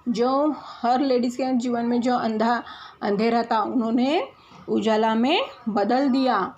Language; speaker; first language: Hindi; non-native, local second language; Marathi